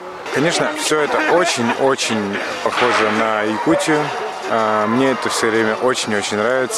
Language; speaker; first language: Russian; native; Russian